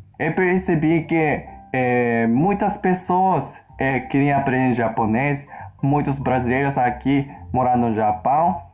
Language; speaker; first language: Portuguese; non-native, fluent; Japanese